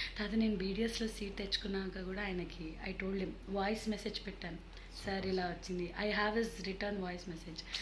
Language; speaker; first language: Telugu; early bilingual, heritage; Telugu